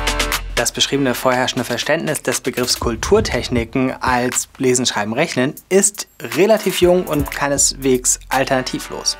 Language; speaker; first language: German; native; German